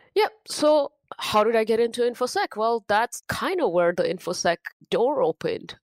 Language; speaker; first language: English; non-native, local second language; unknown